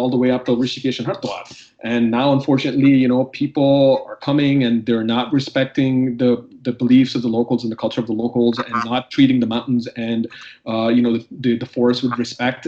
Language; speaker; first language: English; non-native, local second language; Hindi